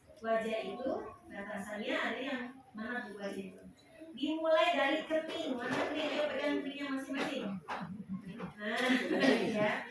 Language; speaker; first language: Indonesian; non-native, local second language; Sundanese